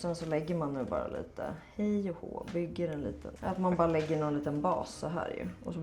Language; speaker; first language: Swedish; native; Swedish